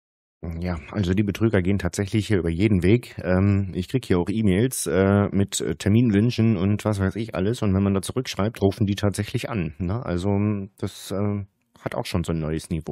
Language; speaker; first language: German; native; German